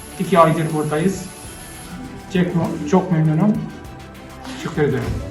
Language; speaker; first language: Turkish; non-native, learner; Arabic